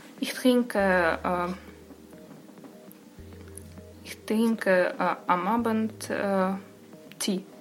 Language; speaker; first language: German; non-native, learner; Russian